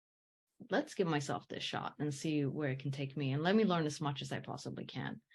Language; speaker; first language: English; early bilingual, heritage; English